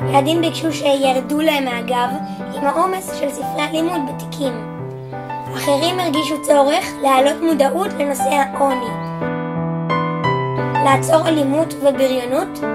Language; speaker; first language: Hebrew; native; Hebrew